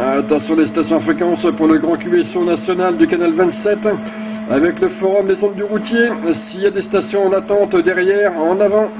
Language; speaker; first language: French; native; French